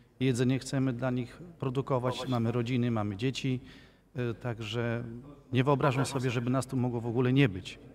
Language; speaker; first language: Polish; native; Polish